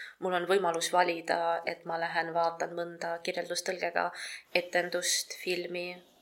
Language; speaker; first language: Estonian; non-native, local second language; Russian